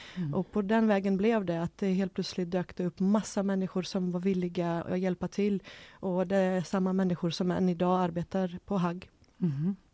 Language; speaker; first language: Swedish; early bilingual, other home language; Ukrainian